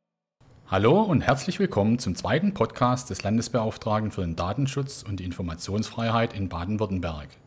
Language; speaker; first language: German; native; German